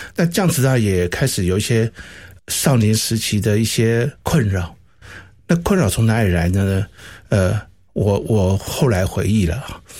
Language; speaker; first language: Chinese; non-native, local second language; Cantonese